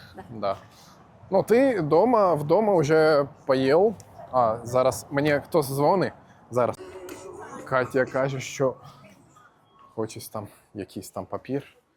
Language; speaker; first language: Ukrainian; non-native, fluent; Turkish